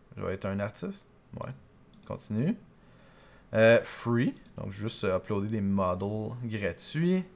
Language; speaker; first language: French; native; French